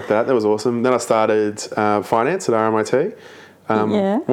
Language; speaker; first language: English; native; English